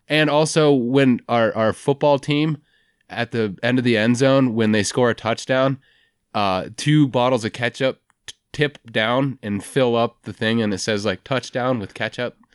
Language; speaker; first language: English; native; English